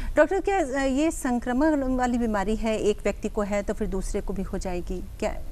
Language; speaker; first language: Hindi; native; Hindi